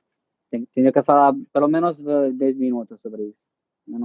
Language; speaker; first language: Portuguese; non-native, fluent; Italian